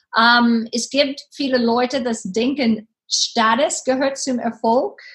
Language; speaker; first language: German; non-native, learner; English